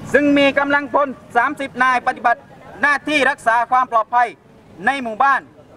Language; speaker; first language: Thai; non-native, local second language; Pattani Malay